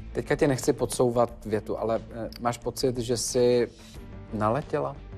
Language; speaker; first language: Czech; native; Czech